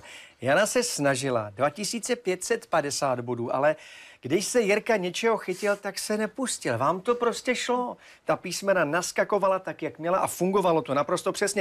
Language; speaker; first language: Czech; native; Czech